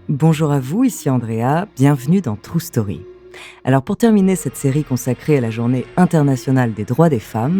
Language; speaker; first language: French; native; French